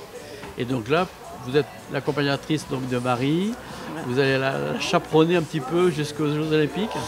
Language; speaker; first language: French; native; French